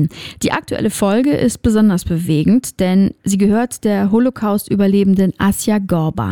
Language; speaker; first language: German; native; German